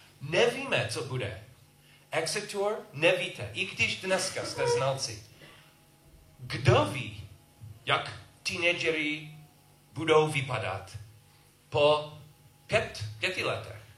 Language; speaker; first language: Czech; non-native, learner; English